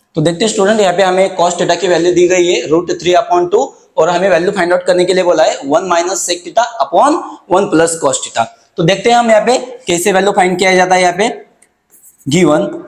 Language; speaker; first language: Hindi; non-native, local second language; Marathi